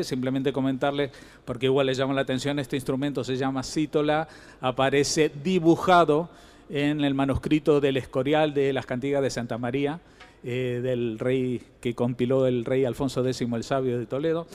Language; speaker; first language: Spanish; native; Spanish